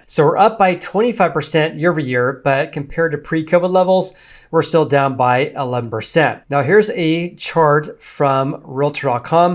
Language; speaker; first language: English; native; English